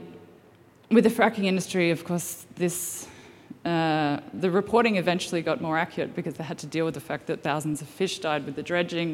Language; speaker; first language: English; native; English